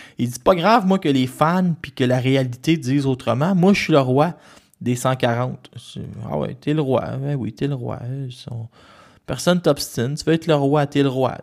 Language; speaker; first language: French; native; French